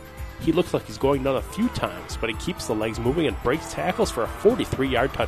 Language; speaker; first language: English; native; English